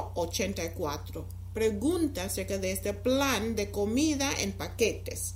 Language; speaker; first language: Spanish; non-native, fluent; English